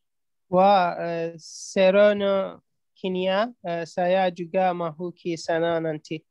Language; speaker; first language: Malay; non-native, learner; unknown